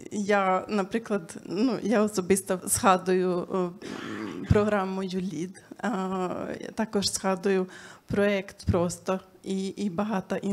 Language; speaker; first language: Ukrainian; non-native, fluent; Swedish